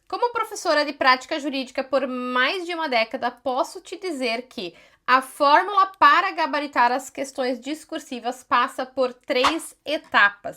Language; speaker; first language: Portuguese; native; Portuguese